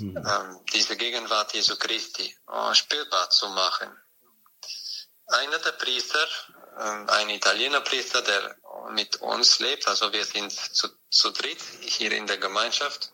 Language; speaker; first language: German; non-native, fluent; French